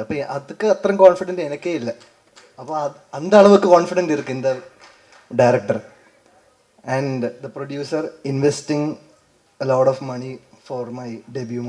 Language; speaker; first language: Tamil; non-native, learner; Malayalam